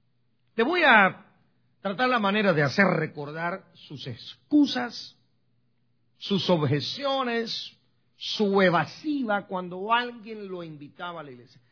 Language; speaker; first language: Spanish; native; Spanish